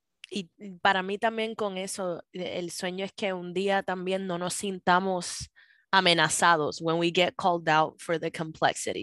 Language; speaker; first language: Spanish; native; Spanish